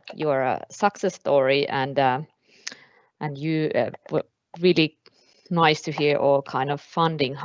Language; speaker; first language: English; non-native, fluent; Finnish